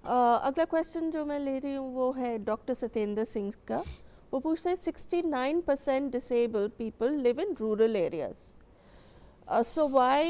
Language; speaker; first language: Hindi; native; Hindi